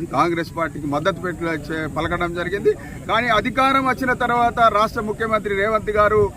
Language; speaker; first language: Telugu; non-native, local second language; Gondi